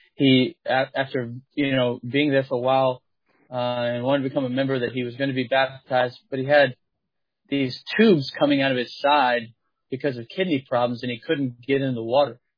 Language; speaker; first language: English; native; English